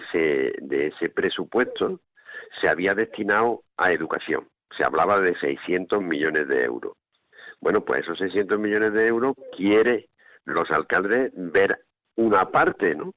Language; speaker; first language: Spanish; native; Spanish